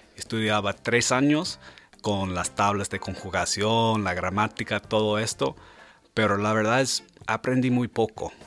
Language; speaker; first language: Spanish; non-native, fluent; English